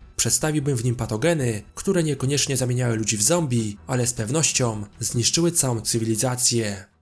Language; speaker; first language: Polish; native; Polish